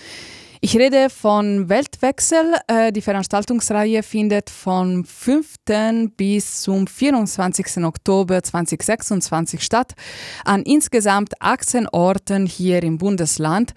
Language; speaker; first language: German; native; German